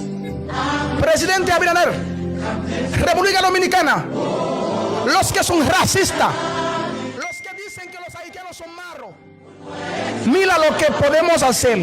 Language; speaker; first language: Spanish; non-native, learner; Haitian Creole